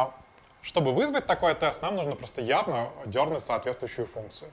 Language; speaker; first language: Russian; native; Russian